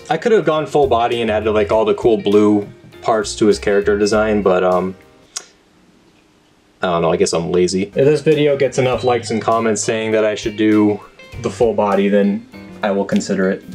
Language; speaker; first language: English; native; English